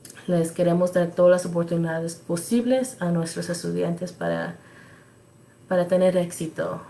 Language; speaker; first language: Spanish; early bilingual, other home language; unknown